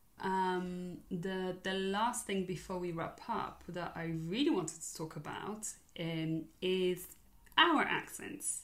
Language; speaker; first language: English; non-native, fluent; Polish